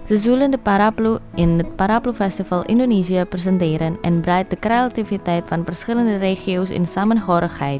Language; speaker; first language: Dutch; non-native, fluent; Indonesian